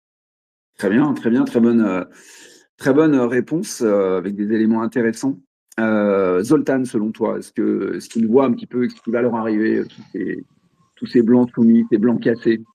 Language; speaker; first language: French; native; French